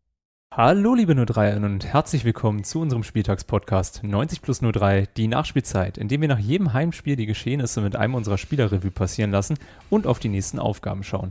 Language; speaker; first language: German; native; German